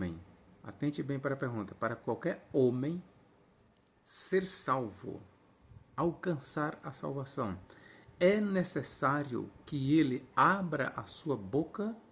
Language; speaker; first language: Portuguese; native; Portuguese